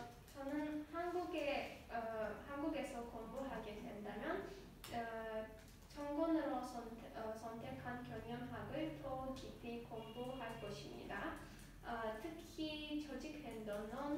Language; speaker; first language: Korean; non-native, learner; Azerbaijani